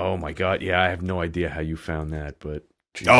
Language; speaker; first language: English; native; English